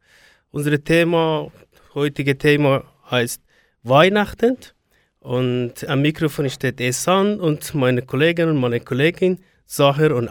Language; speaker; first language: German; non-native, learner; Persian